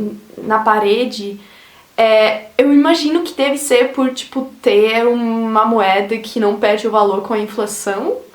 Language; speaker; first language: Portuguese; non-native, fluent; German